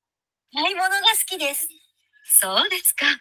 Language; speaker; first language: Japanese; non-native, learner; Bangla